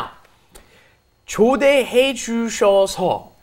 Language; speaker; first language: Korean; non-native, fluent; English